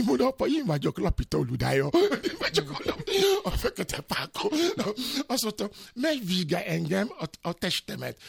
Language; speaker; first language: Hungarian; non-native, learner; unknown